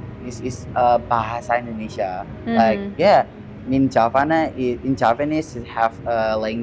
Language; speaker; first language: English; non-native, learner; Indonesian